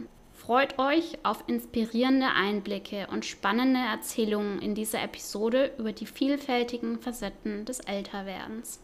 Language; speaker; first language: German; native; German